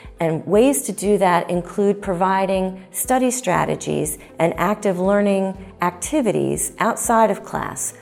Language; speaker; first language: English; native; English